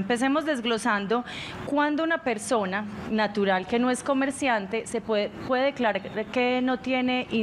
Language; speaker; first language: Spanish; native; Spanish